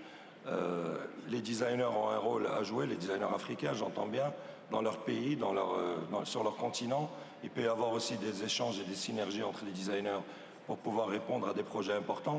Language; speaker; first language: French; non-native, local second language; Arabic